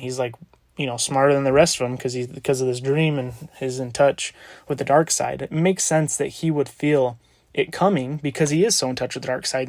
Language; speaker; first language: English; native; English